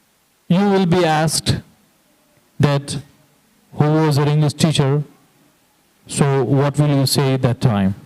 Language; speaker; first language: English; non-native, fluent; Hindi